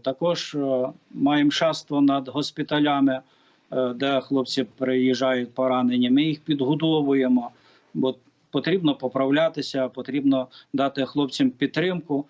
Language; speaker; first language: Ukrainian; native; Ukrainian